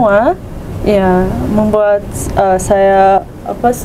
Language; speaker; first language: Indonesian; non-native, learner; Turkish